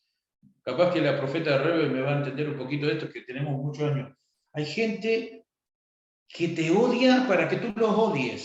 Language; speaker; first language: Spanish; native; Spanish